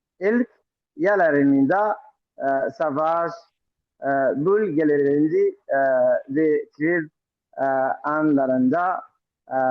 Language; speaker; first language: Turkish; non-native, learner; Arabic